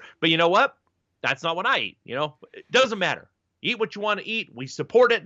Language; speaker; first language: English; native; English